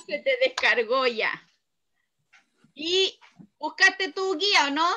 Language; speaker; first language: Spanish; native; Spanish